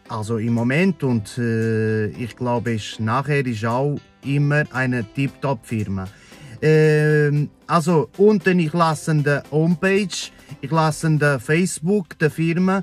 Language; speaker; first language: German; non-native, learner; Portuguese